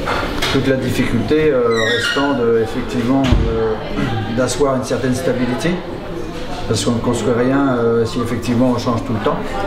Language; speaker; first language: French; native; French